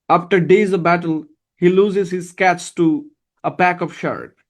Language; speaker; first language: English; non-native, local second language; Bangla